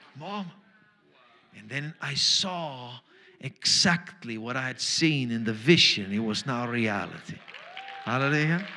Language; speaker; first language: English; non-native, fluent; German